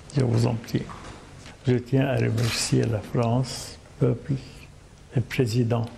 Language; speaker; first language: French; non-native, local second language; Arabic